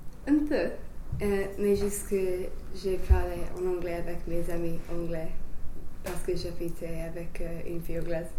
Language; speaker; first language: French; non-native, fluent; English